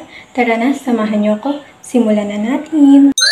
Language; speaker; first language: Filipino; native; Filipino